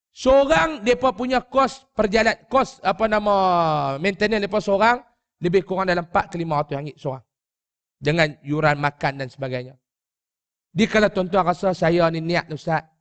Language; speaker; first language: Malay; native; Malay